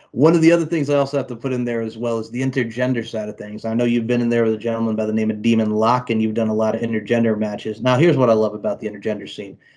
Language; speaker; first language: English; native; English